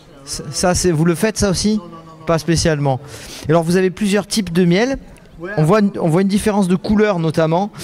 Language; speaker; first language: French; native; French